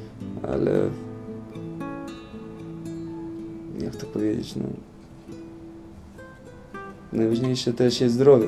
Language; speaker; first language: Polish; non-native, fluent; Lithuanian